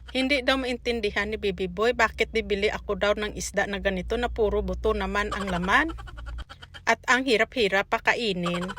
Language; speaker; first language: Filipino; non-native, local second language; Hiligaynon